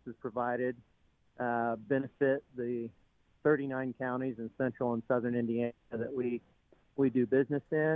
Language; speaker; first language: English; native; English